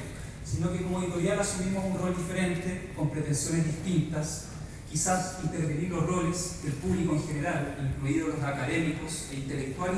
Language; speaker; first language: Spanish; native; Spanish